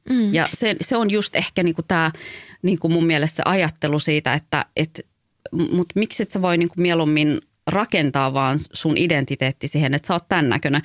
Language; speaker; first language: Finnish; early bilingual, other home language; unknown